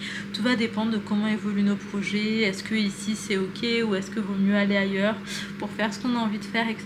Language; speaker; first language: French; native; French